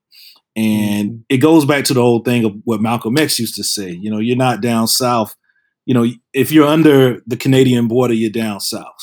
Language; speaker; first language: English; native; English